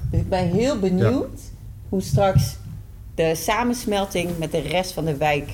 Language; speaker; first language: Dutch; early bilingual, other home language; Persian